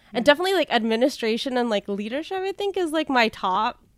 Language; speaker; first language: English; early bilingual, other home language; Filipino